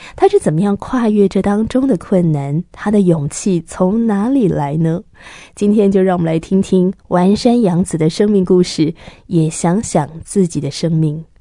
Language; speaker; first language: Chinese; native; Chinese